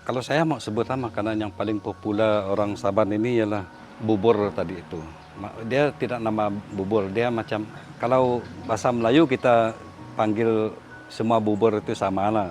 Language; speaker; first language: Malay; non-native, local second language; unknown